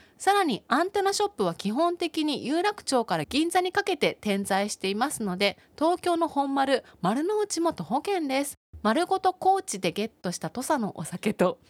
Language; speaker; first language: Japanese; native; Japanese